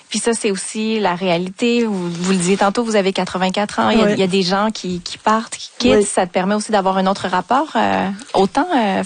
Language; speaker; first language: French; native; French